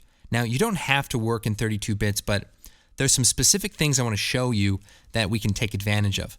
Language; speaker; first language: English; native; English